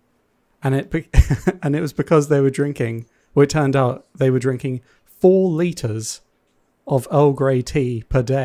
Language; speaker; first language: English; native; English